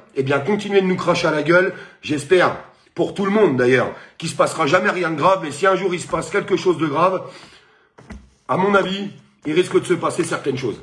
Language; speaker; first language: French; native; French